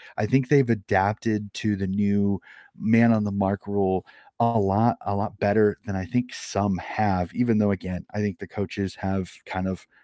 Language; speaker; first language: English; native; English